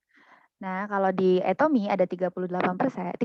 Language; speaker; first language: Indonesian; native; Indonesian